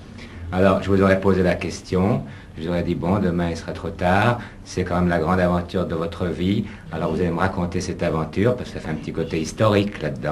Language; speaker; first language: French; native; French